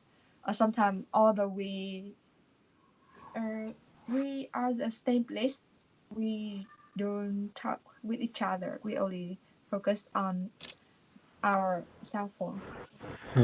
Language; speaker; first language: English; non-native, learner; Vietnamese